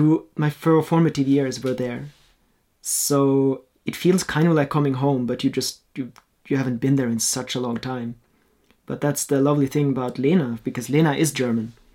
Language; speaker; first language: English; non-native, fluent; Norwegian